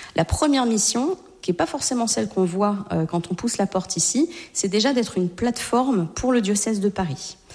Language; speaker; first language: French; native; French